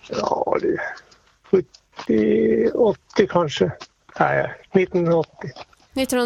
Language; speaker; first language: Swedish; native; Swedish